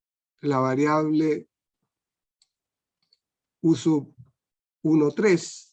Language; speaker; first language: Spanish; non-native, fluent; Portuguese